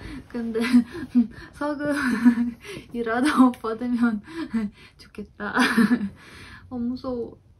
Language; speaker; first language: Korean; non-native, learner; Ukrainian